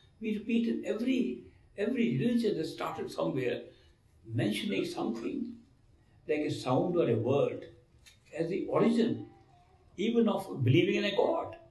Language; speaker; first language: English; non-native, local second language; Hindi